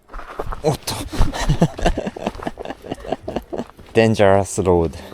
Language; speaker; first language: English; non-native, learner; Japanese